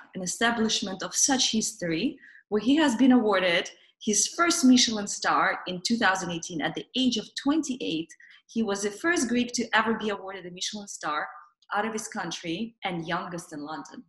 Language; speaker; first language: English; non-native, fluent; Russian